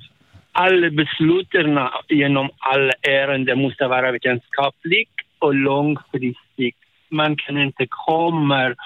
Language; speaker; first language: Swedish; non-native, learner; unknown